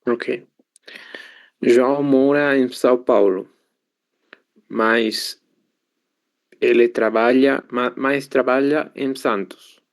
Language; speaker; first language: Portuguese; non-native, learner; Spanish